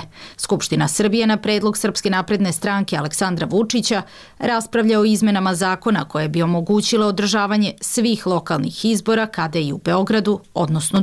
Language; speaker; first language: Serbian; native; Serbian